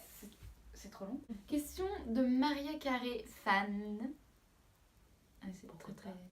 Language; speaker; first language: French; native; French